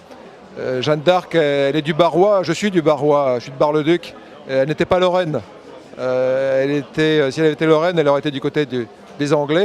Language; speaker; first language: French; native; French